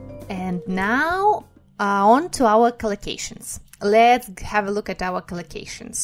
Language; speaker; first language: English; non-native, fluent; Russian